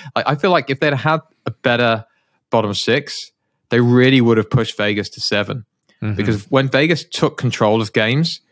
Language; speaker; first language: English; native; English